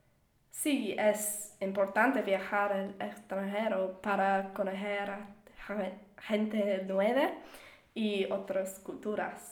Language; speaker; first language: Spanish; non-native, learner; English